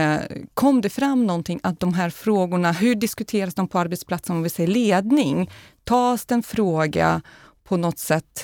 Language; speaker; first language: Swedish; non-native, fluent; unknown